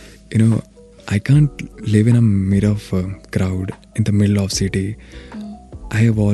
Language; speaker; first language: English; non-native, local second language; Hindi